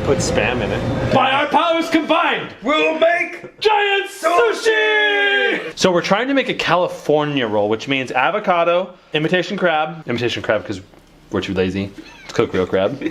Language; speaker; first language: English; native; English